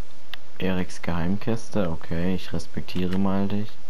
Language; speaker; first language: German; native; German